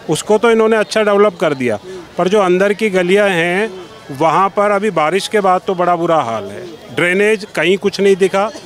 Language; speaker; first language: Hindi; native; Hindi